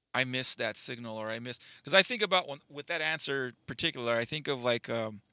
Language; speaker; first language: English; native; English